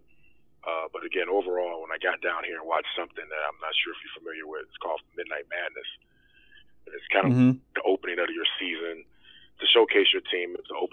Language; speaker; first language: English; native; English